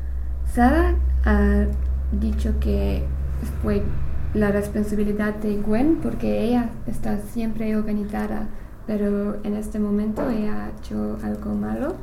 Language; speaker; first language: Spanish; non-native, learner; English